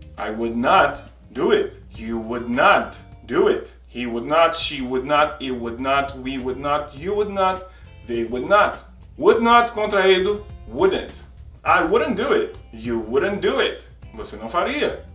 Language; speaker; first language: English; non-native, fluent; Portuguese